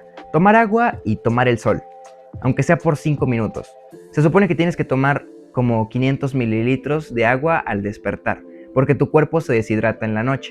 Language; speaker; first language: Spanish; native; Spanish